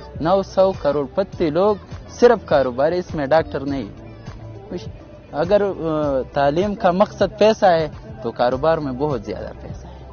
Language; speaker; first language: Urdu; non-native, local second language; Pashto